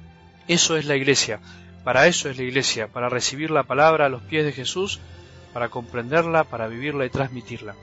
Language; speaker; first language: Spanish; native; Spanish